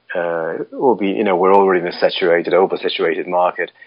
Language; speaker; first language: English; non-native, fluent; Russian